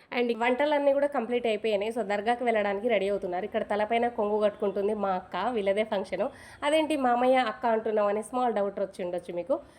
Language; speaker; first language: Telugu; native; Telugu